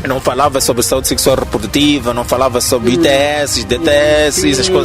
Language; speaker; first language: Portuguese; native; Portuguese